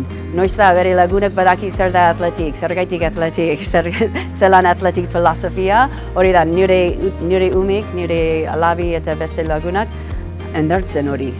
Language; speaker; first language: Basque; early bilingual, heritage; English